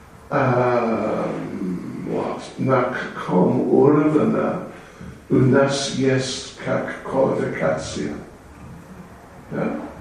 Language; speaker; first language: Russian; non-native, learner; English